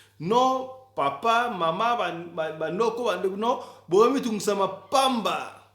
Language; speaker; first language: Lingala; native; Lingala